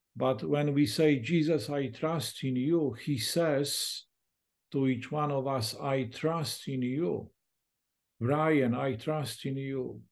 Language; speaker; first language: English; non-native, fluent; Polish